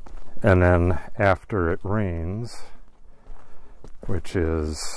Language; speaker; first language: English; native; English